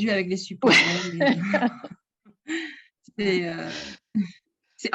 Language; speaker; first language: French; native; French